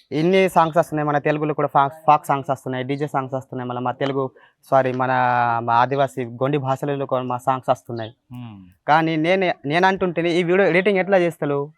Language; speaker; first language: Telugu; non-native, local second language; Gondi